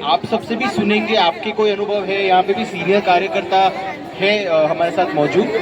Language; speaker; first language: Hindi; native; Hindi